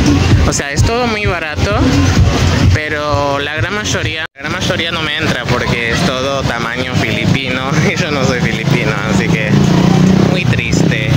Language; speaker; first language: Spanish; non-native, fluent; Portuguese